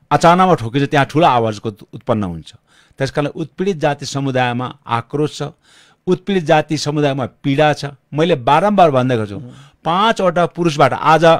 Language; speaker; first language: Nepali; non-native, local second language; Sherpa